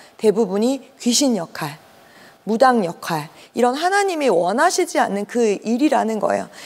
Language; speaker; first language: Korean; native; Korean